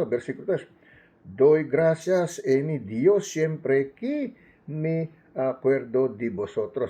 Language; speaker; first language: Spanish; non-native, learner; Filipino